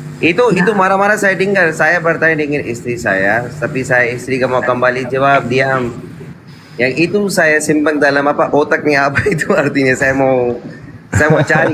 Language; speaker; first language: Indonesian; non-native, learner; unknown